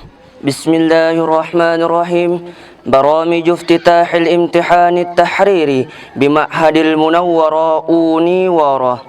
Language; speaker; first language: Arabic; non-native, learner; Indonesian